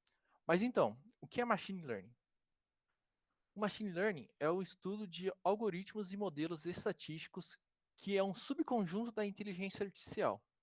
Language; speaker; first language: Portuguese; native; Portuguese